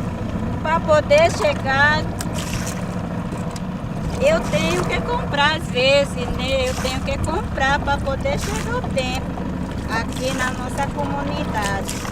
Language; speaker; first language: Portuguese; non-native, local second language; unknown